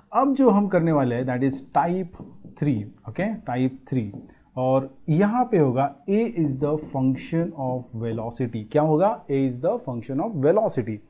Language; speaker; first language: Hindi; non-native, local second language; Marathi